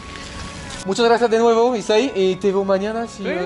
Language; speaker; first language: Spanish; non-native, learner; French